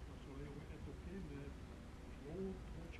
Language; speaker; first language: French; non-native, fluent; Dutch